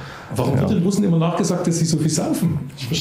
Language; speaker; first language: German; native; German